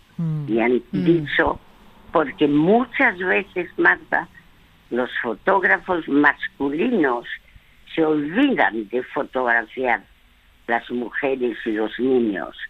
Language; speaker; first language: Spanish; early bilingual, other home language; French